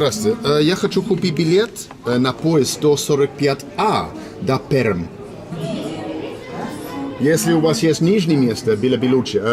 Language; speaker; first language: Russian; non-native, learner; English